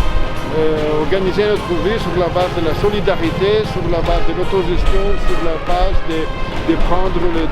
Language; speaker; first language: French; non-native, fluent; Greek